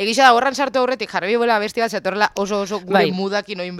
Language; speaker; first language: Basque; native; Basque